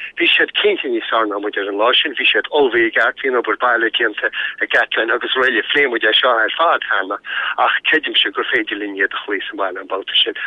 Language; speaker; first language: Irish; native; Irish